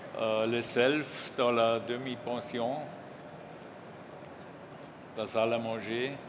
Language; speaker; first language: French; non-native, learner; German